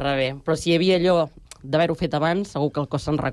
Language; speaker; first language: Catalan; native; Catalan